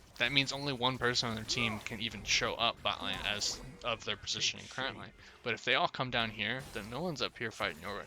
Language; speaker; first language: English; native; English